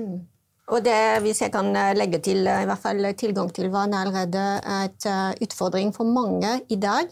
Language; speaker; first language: Norwegian; non-native, fluent; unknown